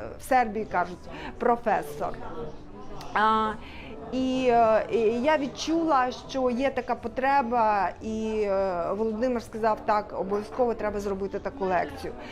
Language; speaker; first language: Ukrainian; native; Ukrainian